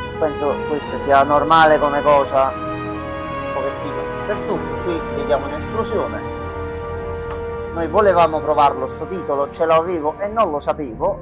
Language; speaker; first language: Italian; native; Italian